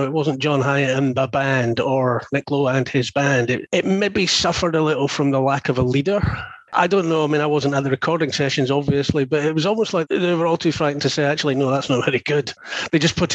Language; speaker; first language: English; native; English